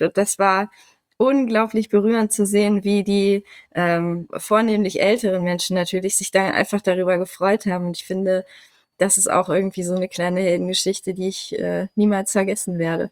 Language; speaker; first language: German; native; German